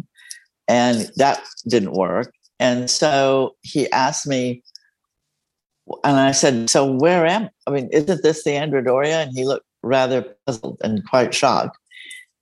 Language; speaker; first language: English; non-native, fluent; Spanish